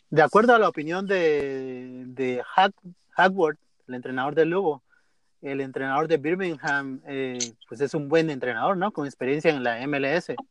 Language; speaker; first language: Spanish; native; Spanish